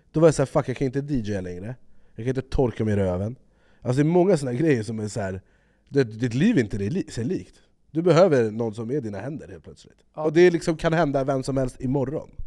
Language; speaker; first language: Swedish; native; Swedish